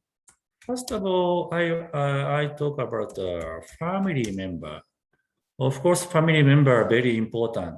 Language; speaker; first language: English; non-native, learner; Japanese